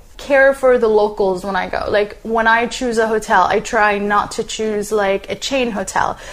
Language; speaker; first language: English; non-native, fluent; Arabic